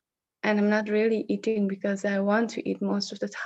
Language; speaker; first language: English; non-native, fluent; Dutch